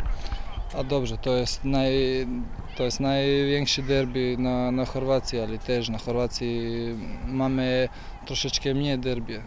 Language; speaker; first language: Polish; non-native, learner; Croatian